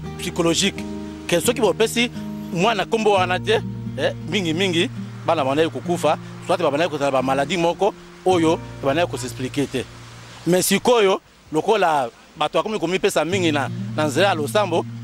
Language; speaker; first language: Lingala; non-native, local second language; Mongo